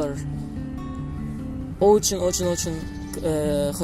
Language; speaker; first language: Russian; non-native, learner; Turkish